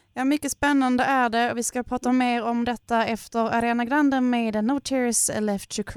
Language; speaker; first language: Swedish; native; Swedish